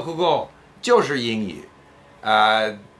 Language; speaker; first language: Chinese; non-native, fluent; English